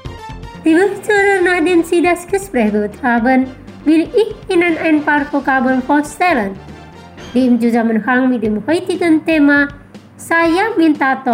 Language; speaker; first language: German; non-native, fluent; Indonesian